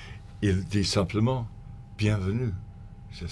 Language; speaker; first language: French; non-native, fluent; English